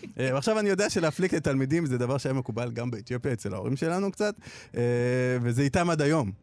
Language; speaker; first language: Hebrew; early bilingual, other home language; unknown